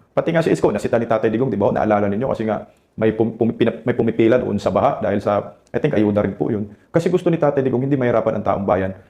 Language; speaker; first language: Filipino; non-native, local second language; Cebuano